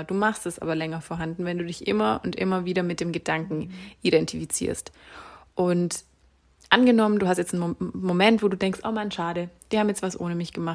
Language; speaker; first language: German; native; German